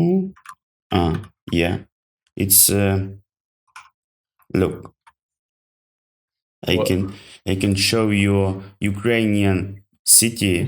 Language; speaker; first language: English; non-native, learner; Ukrainian